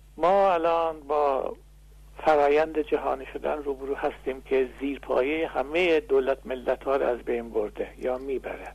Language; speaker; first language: Persian; non-native, local second language; Azerbaijani